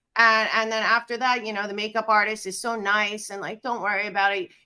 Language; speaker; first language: English; native; English